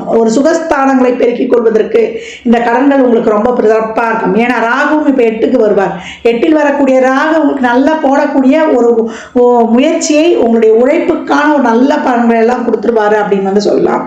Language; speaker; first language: Tamil; native; Tamil